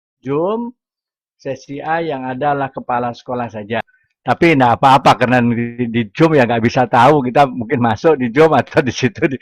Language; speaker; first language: Indonesian; non-native, local second language; Sundanese